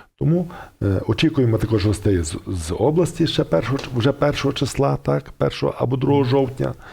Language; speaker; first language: Ukrainian; native; Ukrainian